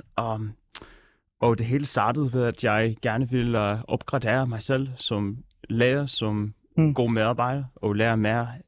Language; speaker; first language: Danish; native; Danish